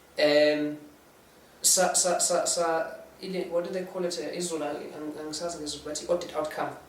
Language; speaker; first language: Zulu; non-native, local second language; English